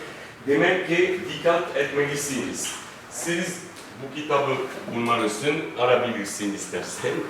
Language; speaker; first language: Turkish; non-native, fluent; French